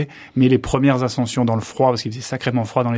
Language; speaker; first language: French; native; French